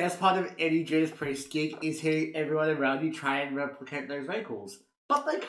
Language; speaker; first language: English; native; English